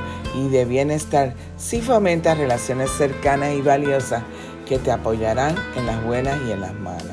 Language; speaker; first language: Spanish; native; Spanish